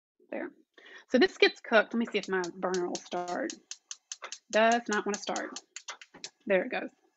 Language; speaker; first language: English; native; English